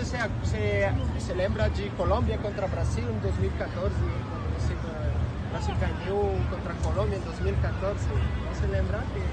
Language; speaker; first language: Portuguese; non-native, learner; French